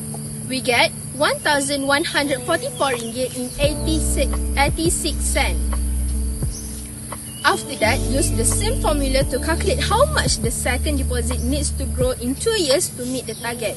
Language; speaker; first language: English; non-native, local second language; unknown